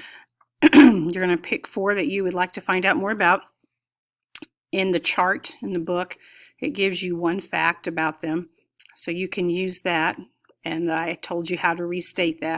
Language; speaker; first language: English; native; English